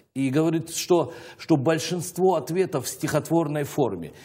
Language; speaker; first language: Russian; native; Russian